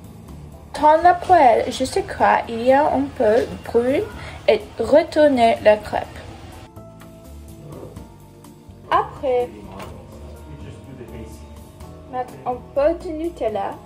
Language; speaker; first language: French; non-native, learner; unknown